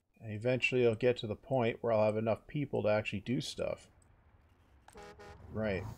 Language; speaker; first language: English; native; English